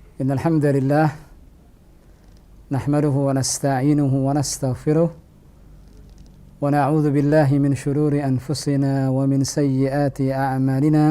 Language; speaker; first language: Arabic; non-native, fluent; Indonesian